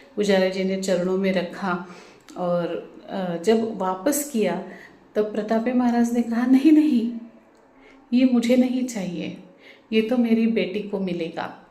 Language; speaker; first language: Hindi; non-native, local second language; Marathi